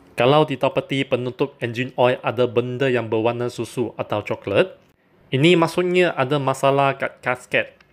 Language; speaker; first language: Malay; non-native, local second language; Chinese